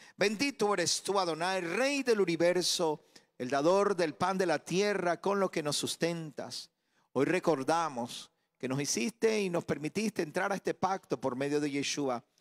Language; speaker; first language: Spanish; native; Spanish